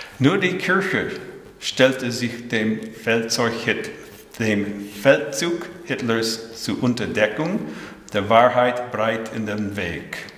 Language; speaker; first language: German; early bilingual, heritage; German